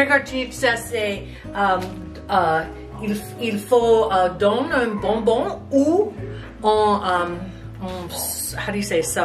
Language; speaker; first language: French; non-native, learner; English